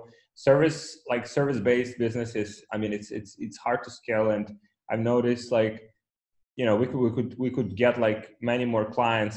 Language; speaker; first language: English; non-native, fluent; Ukrainian